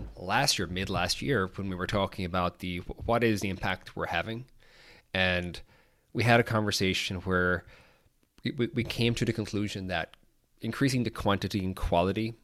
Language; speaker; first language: English; native; English